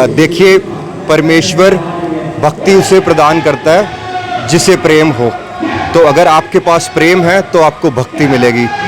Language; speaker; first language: Hindi; native; Hindi